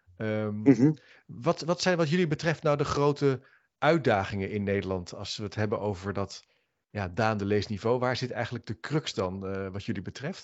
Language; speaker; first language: Dutch; native; Dutch